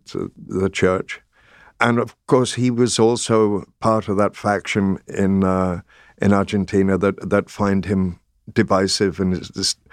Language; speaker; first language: English; native; English